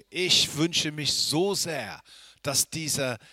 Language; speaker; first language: German; non-native, fluent; English